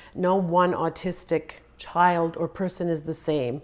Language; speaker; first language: English; non-native, fluent; Croatian